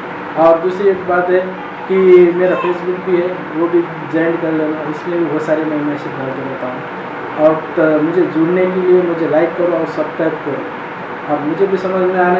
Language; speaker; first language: Hindi; non-native, local second language; Marathi